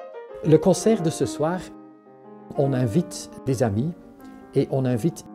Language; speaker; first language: French; non-native, local second language; Dutch